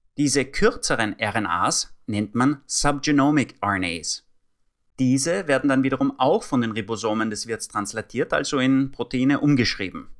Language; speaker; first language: German; native; German